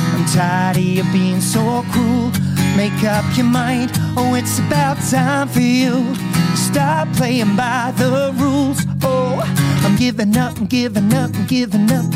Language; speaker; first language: English; native; English